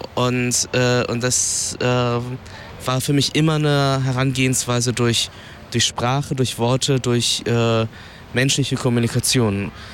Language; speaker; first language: German; early bilingual, other home language; Vietnamese